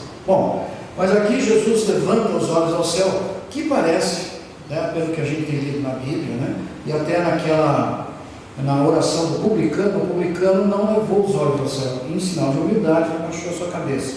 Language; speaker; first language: Portuguese; native; Portuguese